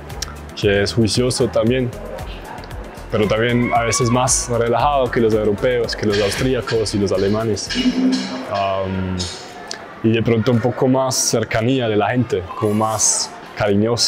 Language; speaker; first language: Spanish; non-native, fluent; German